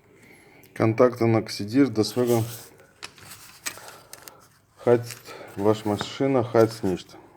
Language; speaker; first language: German; non-native, learner; Russian